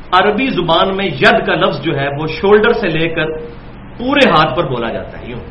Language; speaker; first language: Urdu; non-native, local second language; Punjabi